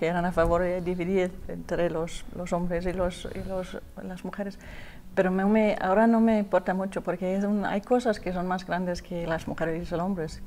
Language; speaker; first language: Spanish; non-native, learner; Danish